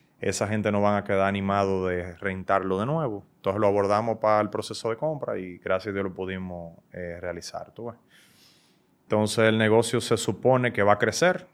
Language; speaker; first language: Spanish; native; Spanish